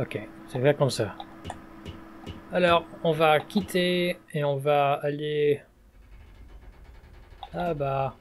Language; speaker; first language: French; non-native, fluent; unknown